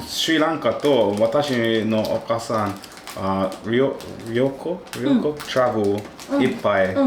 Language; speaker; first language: Japanese; non-native, learner; English